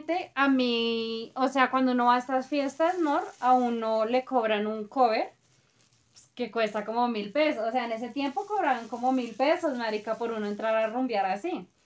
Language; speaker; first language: Spanish; native; Spanish